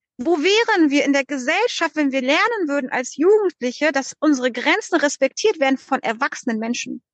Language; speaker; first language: German; early bilingual, other home language; Polish